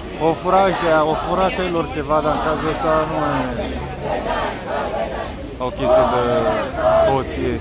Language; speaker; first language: Romanian; native; Romanian